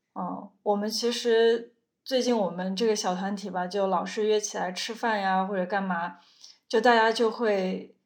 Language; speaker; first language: Chinese; native; Chinese